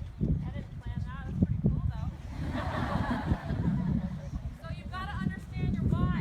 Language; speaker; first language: English; native; English